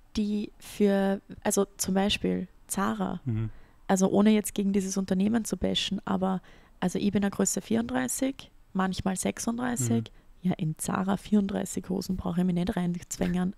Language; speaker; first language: German; native; German